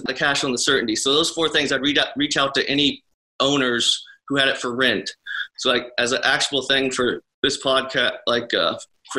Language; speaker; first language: English; native; English